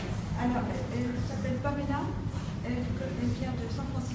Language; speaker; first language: French; native; French